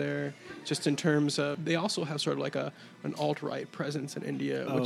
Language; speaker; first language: English; native; English